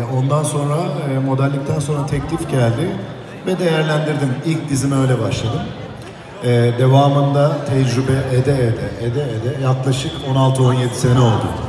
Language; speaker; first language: Turkish; native; Turkish